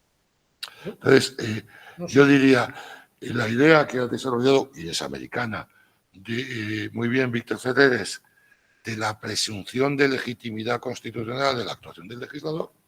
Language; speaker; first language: Spanish; native; Spanish